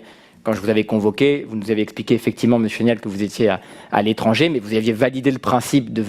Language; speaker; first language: French; native; French